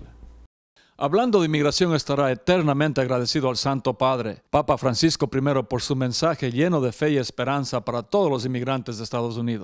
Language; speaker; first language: Spanish; non-native, local second language; English